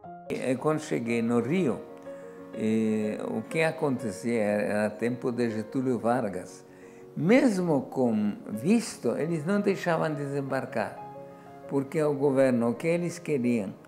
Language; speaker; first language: Portuguese; non-native, fluent; Polish